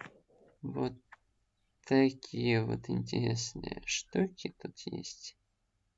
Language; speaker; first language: Russian; native; Russian